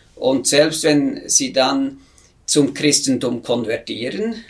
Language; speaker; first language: German; native; German